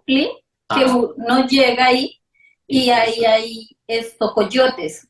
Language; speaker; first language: Spanish; native; Spanish